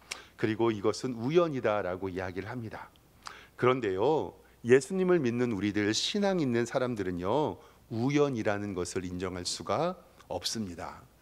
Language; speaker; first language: Korean; native; Korean